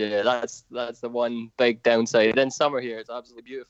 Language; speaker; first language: English; native; English